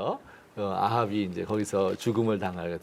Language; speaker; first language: Korean; native; Korean